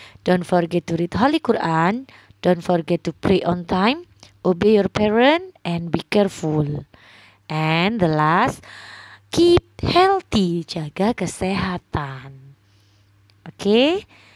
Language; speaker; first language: English; non-native, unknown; Indonesian